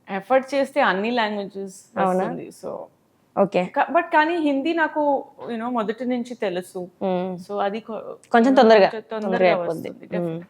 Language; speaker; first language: Telugu; non-native, learner; Hindi